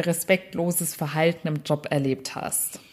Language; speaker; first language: German; early bilingual, other home language; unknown